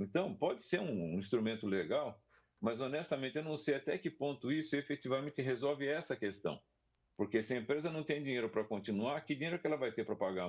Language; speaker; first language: Portuguese; native; Portuguese